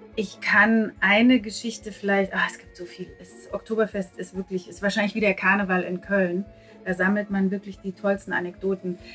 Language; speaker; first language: German; native; German